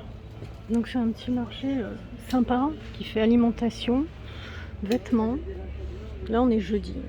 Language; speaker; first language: French; native; French